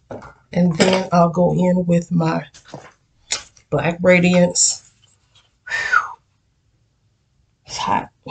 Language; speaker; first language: English; native; English